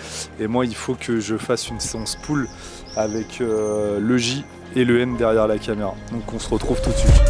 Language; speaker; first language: French; native; French